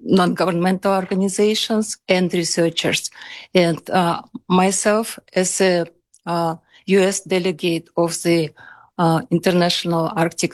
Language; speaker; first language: English; non-native, fluent; Russian